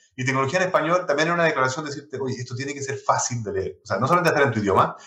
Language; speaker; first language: Spanish; non-native, local second language; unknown